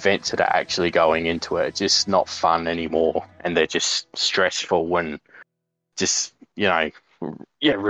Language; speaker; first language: English; native; English